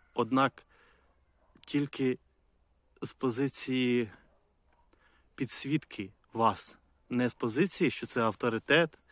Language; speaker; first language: Ukrainian; native; Ukrainian